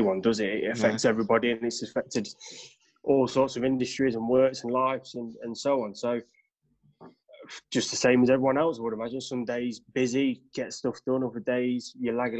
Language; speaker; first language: English; native; English